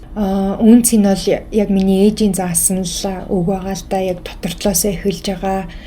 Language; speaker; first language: Mongolian; early bilingual, heritage; Mongolian